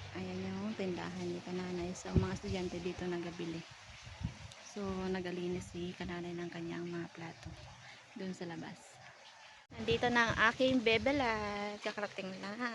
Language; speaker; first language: Filipino; non-native, local second language; Hiligaynon